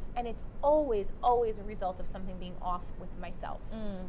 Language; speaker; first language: English; native; English